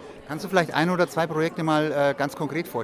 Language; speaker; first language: German; native; German